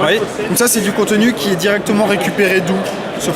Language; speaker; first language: French; native; French